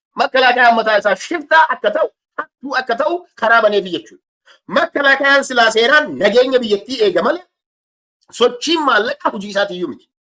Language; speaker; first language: Oromo; native; Oromo